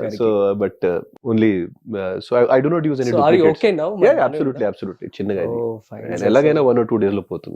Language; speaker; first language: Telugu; non-native, local second language; Hindi